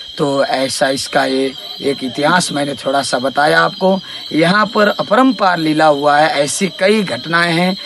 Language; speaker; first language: Hindi; non-native, fluent; Nepali